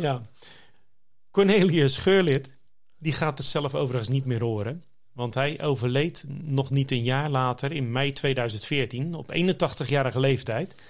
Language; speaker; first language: Dutch; native; Dutch